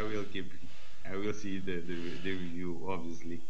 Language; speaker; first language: English; non-native, learner; Portuguese